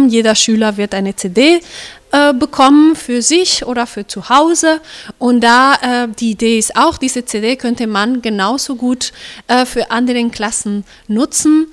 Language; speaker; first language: German; non-native, fluent; Spanish